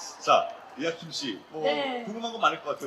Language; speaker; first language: Korean; native; Korean